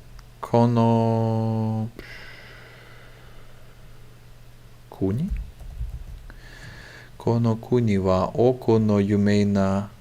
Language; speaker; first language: Japanese; non-native, learner; English